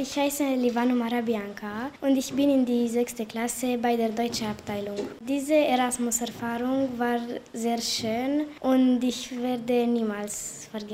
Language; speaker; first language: German; non-native, learner; Romanian